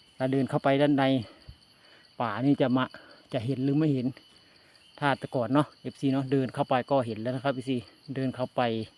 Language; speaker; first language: Thai; non-native, local second language; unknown